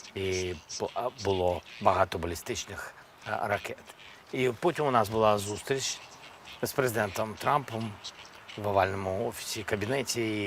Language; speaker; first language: Ukrainian; non-native, local second language; Russian